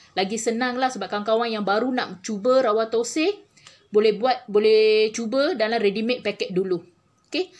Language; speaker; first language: Malay; non-native, local second language; Tamil